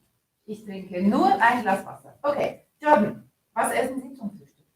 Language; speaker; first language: German; non-native, fluent; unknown